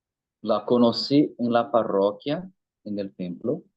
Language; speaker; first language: Spanish; non-native, fluent; Portuguese